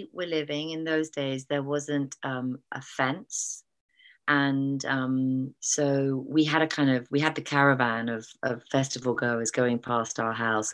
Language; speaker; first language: English; native; English